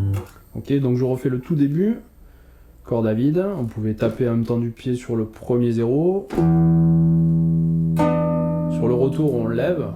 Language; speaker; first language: French; native; French